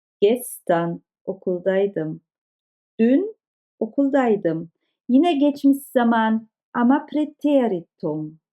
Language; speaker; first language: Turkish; early bilingual, heritage; Turkish